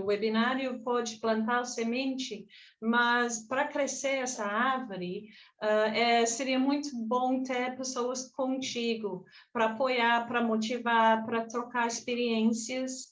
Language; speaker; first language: Portuguese; non-native, fluent; English